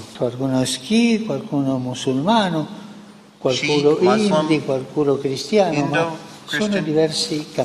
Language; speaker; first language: Italian; non-native, fluent; Spanish